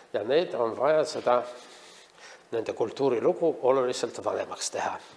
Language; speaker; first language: Estonian; non-native, local second language; Russian